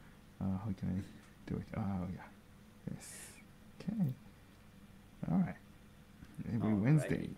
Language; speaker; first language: English; non-native, learner; Japanese